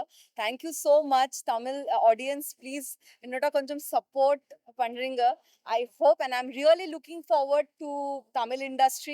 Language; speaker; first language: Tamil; non-native, learner; Malayalam